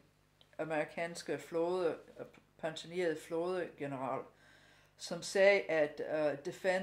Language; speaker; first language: Danish; non-native, fluent; English